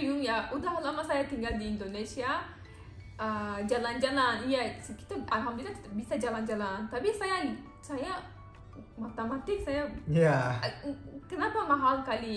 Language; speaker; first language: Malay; non-native, learner; Turkish